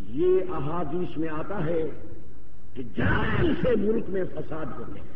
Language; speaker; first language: Urdu; non-native, local second language; Saraiki